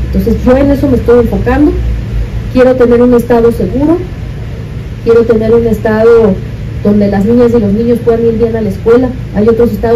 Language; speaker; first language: Spanish; native; Spanish